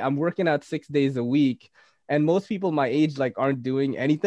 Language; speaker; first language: English; native; English